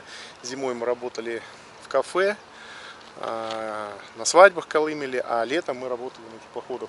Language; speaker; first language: Russian; native; Russian